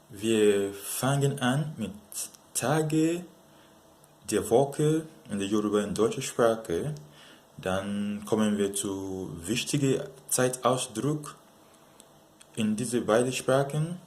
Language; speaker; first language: German; non-native, learner; Yoruba